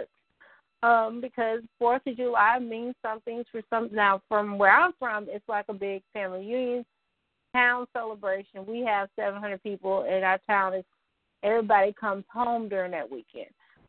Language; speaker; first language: English; native; English